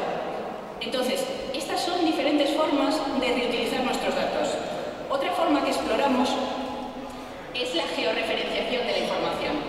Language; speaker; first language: Spanish; native; Spanish